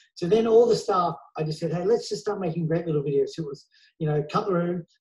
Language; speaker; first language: English; native; English